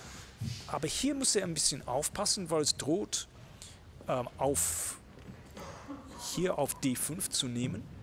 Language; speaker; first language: German; non-native, fluent; English